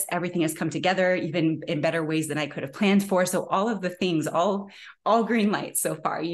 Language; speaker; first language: English; native; English